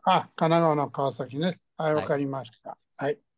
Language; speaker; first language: Japanese; early bilingual, heritage; Japanese